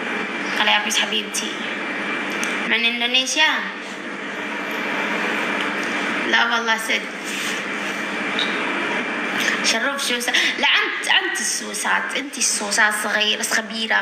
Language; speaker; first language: Arabic; non-native, learner; Indonesian